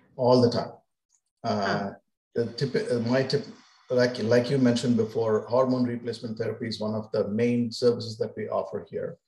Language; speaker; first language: English; non-native, local second language; Kannada